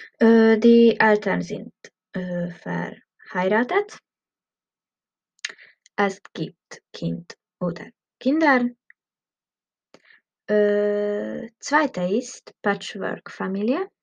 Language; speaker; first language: German; non-native, learner; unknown